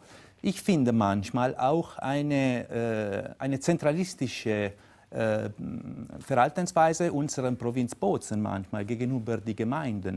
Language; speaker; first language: German; non-native, local second language; Italian